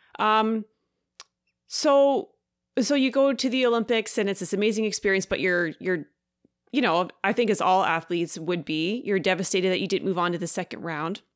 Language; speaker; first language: English; native; English